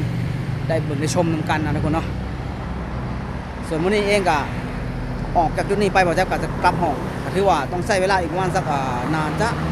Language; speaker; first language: Thai; non-native, local second language; Northeastern Thai